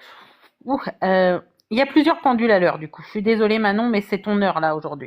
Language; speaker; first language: French; native; French